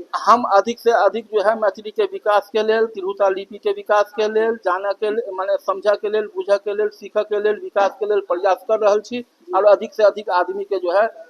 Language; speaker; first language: Maithili; non-native, local second language; Urdu